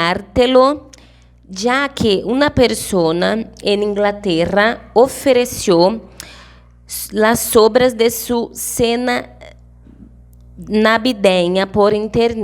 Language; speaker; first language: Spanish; non-native, fluent; Portuguese